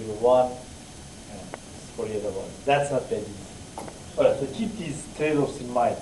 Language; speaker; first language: English; non-native, fluent; Turkish